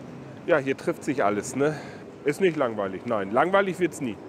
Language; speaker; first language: German; native; German